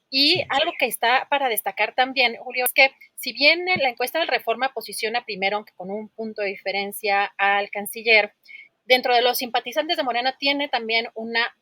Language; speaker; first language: Spanish; native; Spanish